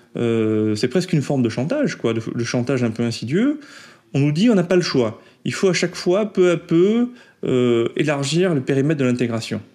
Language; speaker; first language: French; native; French